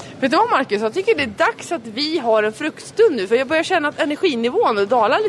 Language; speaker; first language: Swedish; native; Swedish